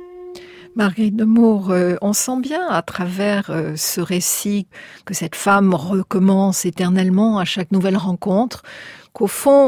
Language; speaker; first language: French; native; French